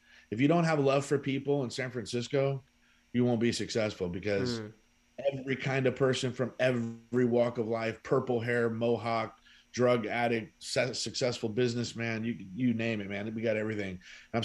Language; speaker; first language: English; native; English